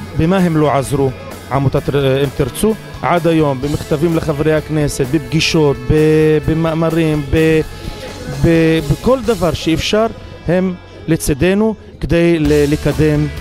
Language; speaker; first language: Hebrew; non-native, local second language; Arabic